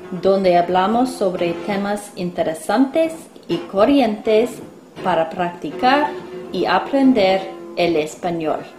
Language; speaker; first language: Spanish; non-native, learner; English